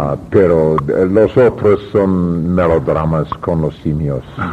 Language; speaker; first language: Spanish; non-native, learner; English